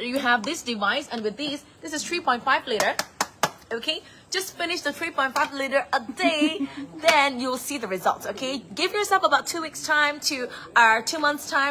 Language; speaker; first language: English; non-native, local second language; Chinese